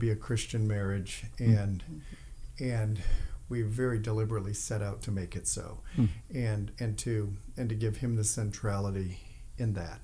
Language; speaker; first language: English; native; English